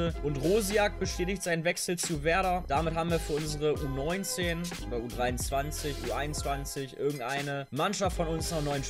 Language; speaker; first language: German; native; German